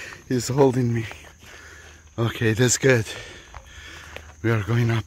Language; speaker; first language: English; non-native, fluent; Turkish